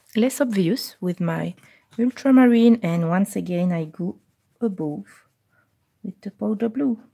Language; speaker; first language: English; non-native, fluent; French